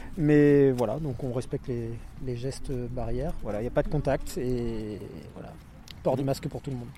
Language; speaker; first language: French; native; French